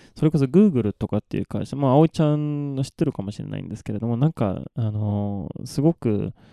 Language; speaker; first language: Japanese; non-native, fluent; Swedish